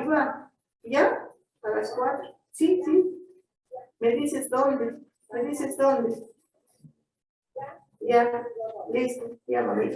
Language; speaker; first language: Spanish; native; Spanish